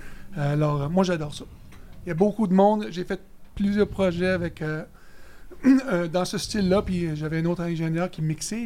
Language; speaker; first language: French; native; French